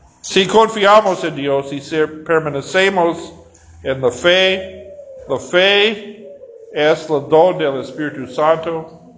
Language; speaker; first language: Spanish; non-native, learner; English